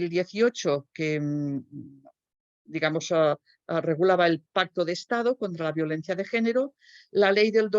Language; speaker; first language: Spanish; native; Spanish